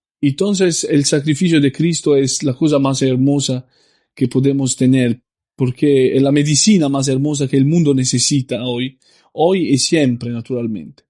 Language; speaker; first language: Spanish; non-native, fluent; Italian